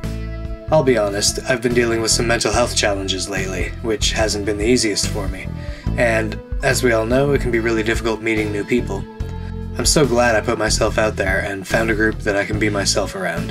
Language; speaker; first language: English; native; English